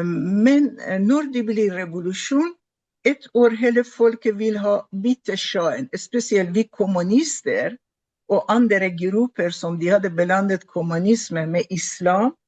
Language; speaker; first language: Norwegian; non-native, fluent; Persian